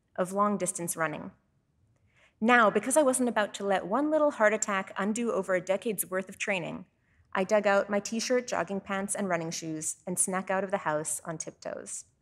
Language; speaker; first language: English; native; English